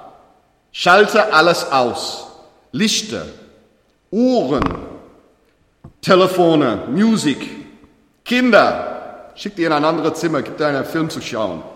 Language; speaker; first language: German; non-native, learner; English